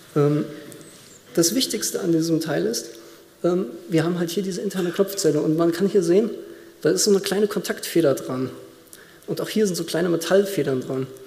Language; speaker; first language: German; native; German